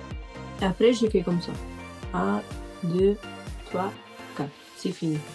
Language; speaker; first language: French; non-native, learner; Italian